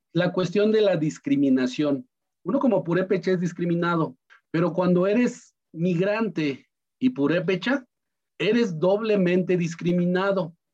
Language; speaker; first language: Spanish; non-native, local second language; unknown